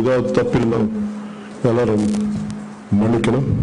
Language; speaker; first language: Tamil; non-native, local second language; Telugu